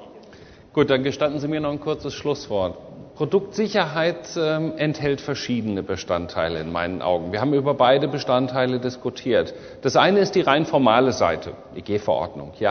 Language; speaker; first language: German; native; German